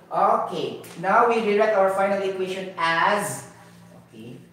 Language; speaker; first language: English; non-native, local second language; Cebuano